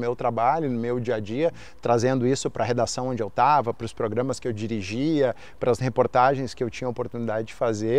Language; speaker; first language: Portuguese; native; Portuguese